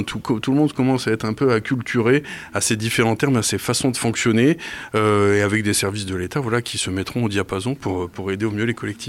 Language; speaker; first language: French; native; French